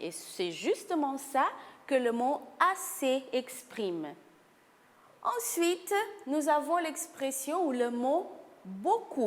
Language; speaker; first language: French; non-native, fluent; Portuguese